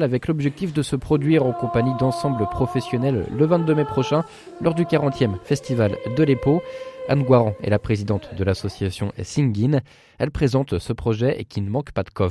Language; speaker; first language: French; native; French